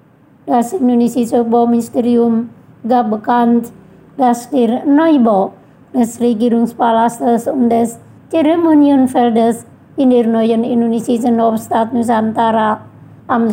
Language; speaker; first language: German; non-native, fluent; Indonesian